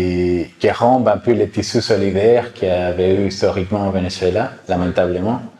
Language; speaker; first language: French; non-native, fluent; Spanish